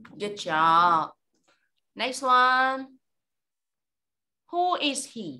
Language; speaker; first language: English; non-native, fluent; Vietnamese